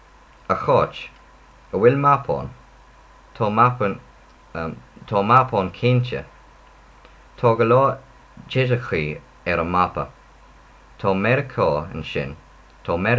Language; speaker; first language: Irish; non-native, learner; English